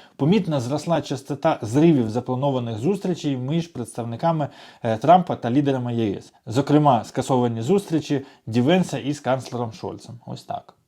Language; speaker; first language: Ukrainian; non-native, local second language; Russian